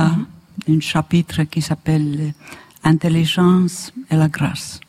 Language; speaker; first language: French; non-native, fluent; Finnish